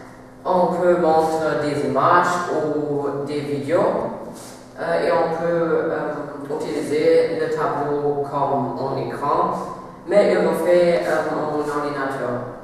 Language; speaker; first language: French; non-native, learner; German